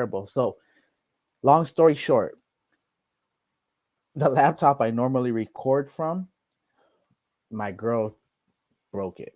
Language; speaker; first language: English; native; English